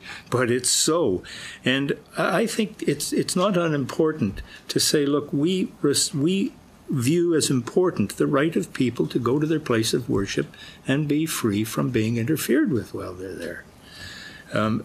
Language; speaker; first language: English; native; English